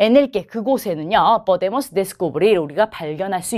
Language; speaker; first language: Spanish; non-native, fluent; Korean